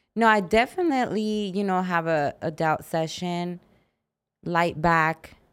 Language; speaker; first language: English; early bilingual, other home language; Spanish